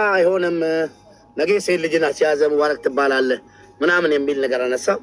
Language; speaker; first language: Amharic; non-native, local second language; Oromo